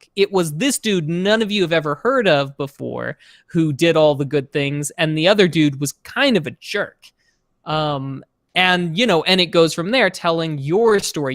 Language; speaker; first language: English; native; English